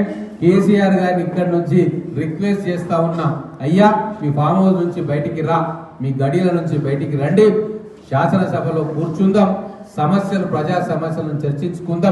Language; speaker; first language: Telugu; native; Telugu